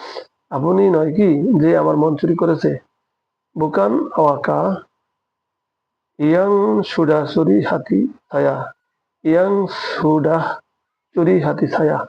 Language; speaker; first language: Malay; non-native, fluent; Bangla